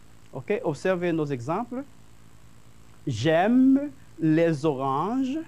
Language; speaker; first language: French; non-native, fluent; Spanish